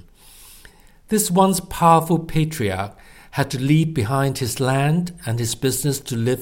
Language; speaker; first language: English; non-native, local second language; Cantonese